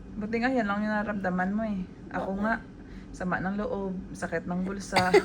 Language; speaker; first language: Filipino; native; Filipino